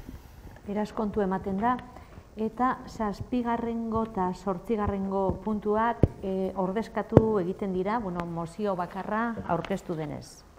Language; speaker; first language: Basque; native; Basque